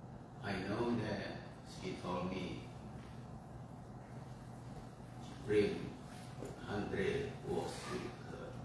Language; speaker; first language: English; non-native, fluent; Indonesian